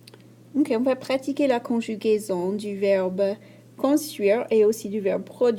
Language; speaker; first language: French; non-native, fluent; English